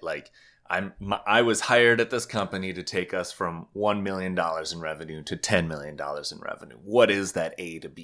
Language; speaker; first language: English; native; English